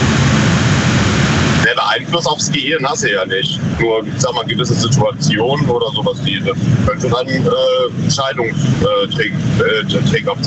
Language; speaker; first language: German; native; German